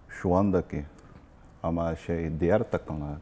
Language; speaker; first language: Turkish; non-native, learner; Portuguese